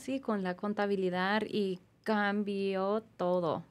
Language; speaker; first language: Spanish; non-native, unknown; English